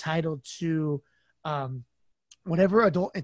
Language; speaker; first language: English; native; English